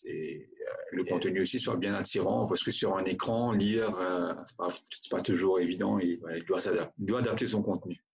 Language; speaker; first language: French; non-native, local second language; Morisyen